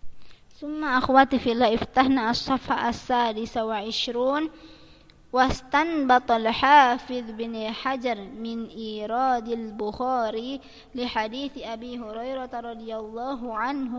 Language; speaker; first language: Arabic; non-native, fluent; Malay